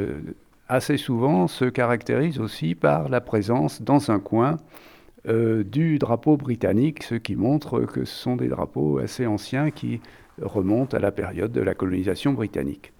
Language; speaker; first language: French; native; French